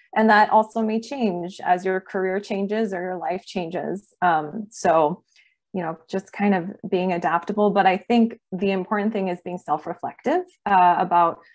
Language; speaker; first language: English; native; English